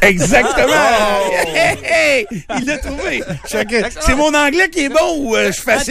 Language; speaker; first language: French; native; French